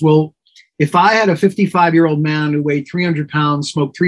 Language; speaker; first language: English; native; English